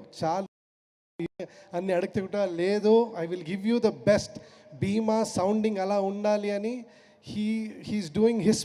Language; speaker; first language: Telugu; non-native, learner; Kannada